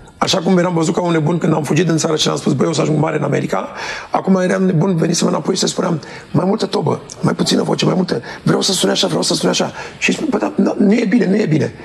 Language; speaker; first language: Romanian; native; Romanian